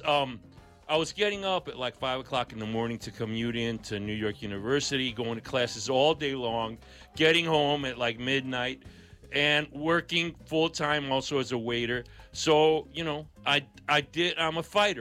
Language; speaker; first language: English; non-native, local second language; Greek